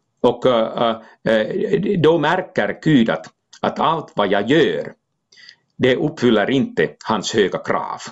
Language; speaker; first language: Swedish; non-native, local second language; Finnish